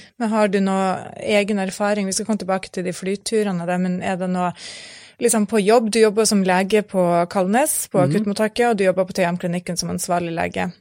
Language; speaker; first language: Norwegian; native; Norwegian